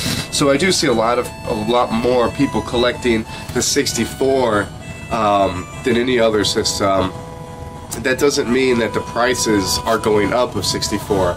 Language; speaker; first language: English; native; English